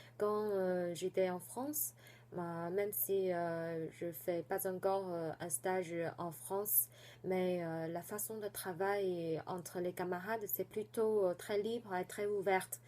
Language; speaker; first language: French; non-native, fluent; Chinese